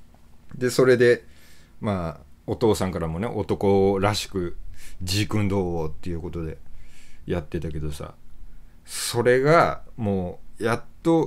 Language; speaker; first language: Japanese; native; Japanese